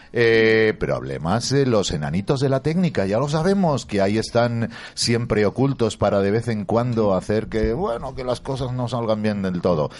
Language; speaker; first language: Spanish; native; Spanish